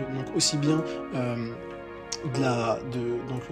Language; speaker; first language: French; native; French